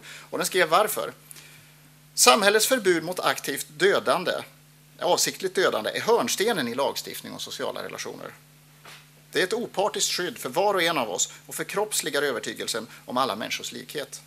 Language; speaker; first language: Swedish; native; Swedish